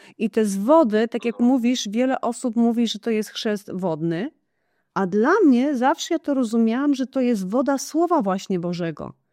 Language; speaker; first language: Polish; non-native, fluent; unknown